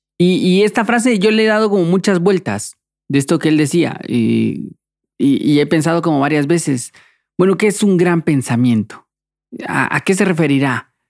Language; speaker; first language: Spanish; native; Spanish